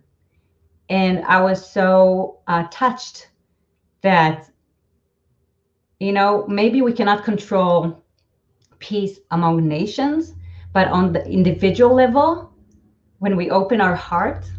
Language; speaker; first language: English; non-native, fluent; Hebrew